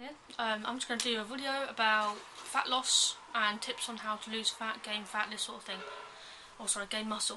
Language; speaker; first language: English; native; English